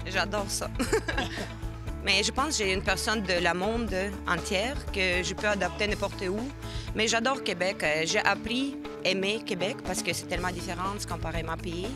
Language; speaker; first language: French; non-native, fluent; Russian